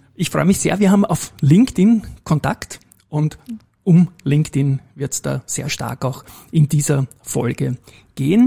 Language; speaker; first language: German; native; German